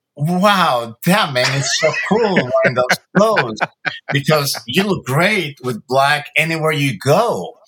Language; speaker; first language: English; early bilingual, other home language; Spanish